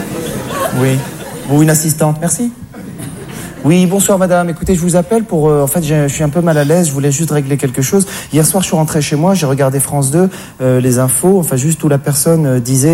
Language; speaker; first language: French; native; French